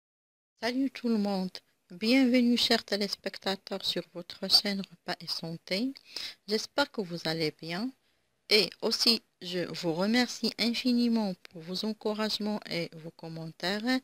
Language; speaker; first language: French; non-native, local second language; Arabic